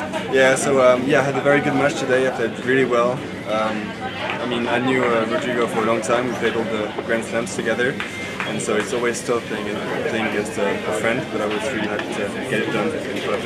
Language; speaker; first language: English; non-native, fluent; French